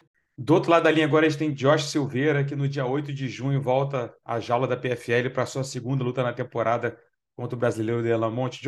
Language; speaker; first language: Portuguese; native; Portuguese